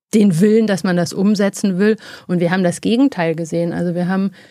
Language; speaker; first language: German; native; German